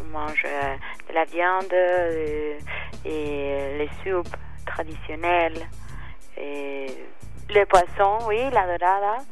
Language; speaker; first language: French; non-native, learner; Spanish